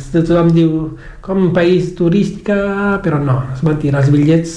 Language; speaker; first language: Catalan; non-native, fluent; Kabuverdianu